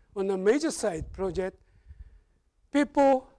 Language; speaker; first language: English; non-native, fluent; Japanese